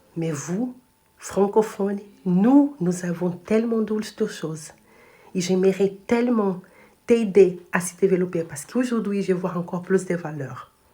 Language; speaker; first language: French; non-native, fluent; Portuguese